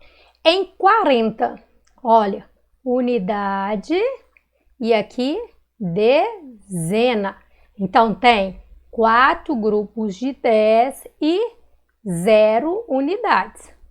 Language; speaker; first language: Portuguese; native; Portuguese